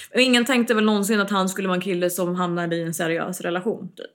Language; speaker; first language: Swedish; early bilingual, other home language; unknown